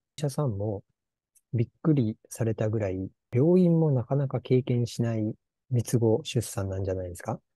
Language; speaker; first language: Japanese; native; Japanese